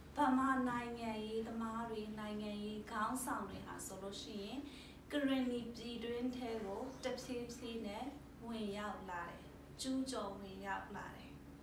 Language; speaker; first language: Burmese; non-native, local second language; Western Kayah